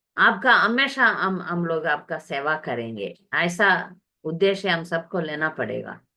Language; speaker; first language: Hindi; non-native, local second language; Tamil